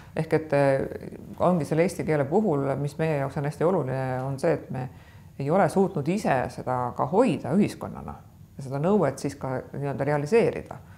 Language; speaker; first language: Estonian; native; Estonian